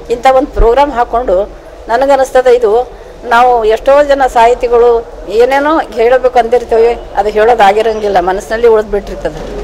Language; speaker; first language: Kannada; native; Kannada